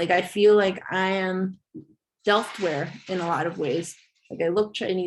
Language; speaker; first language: English; native; English